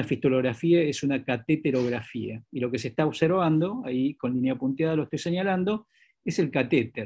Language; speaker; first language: Spanish; native; Spanish